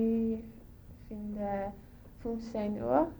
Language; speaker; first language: German; non-native, learner; English